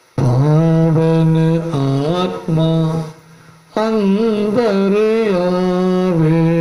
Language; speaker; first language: Hindi; non-native, local second language; Malayalam